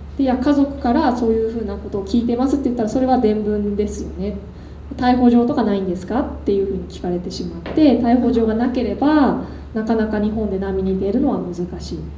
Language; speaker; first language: Japanese; native; Japanese